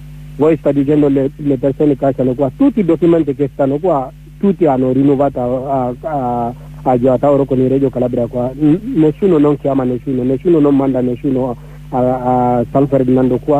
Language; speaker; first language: Italian; non-native, learner; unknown